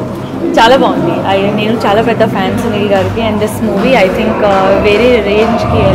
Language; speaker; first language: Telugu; non-native, learner; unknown